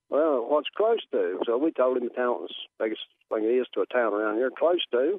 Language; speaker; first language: English; native; English